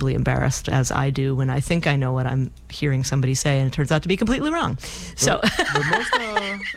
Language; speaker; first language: English; non-native, fluent; Portuguese